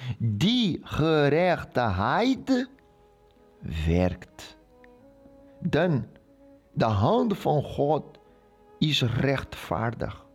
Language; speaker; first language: Dutch; non-native, learner; Portuguese